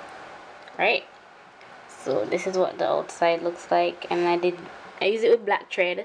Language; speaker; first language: English; native; English